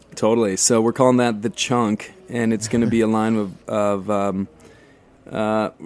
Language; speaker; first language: English; native; English